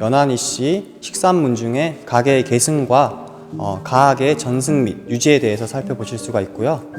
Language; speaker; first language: Korean; native; Korean